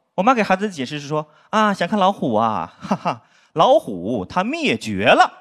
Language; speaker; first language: Chinese; native; Chinese